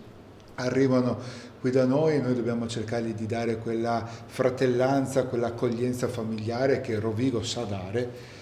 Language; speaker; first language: Italian; native; Italian